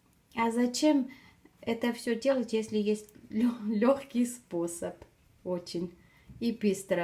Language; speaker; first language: Russian; non-native, fluent; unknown